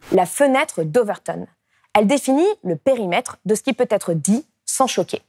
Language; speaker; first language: French; native; French